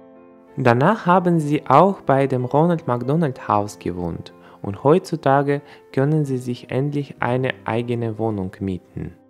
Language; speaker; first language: German; non-native, fluent; Russian